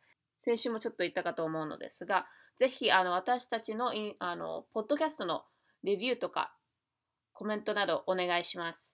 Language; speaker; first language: Japanese; native; Japanese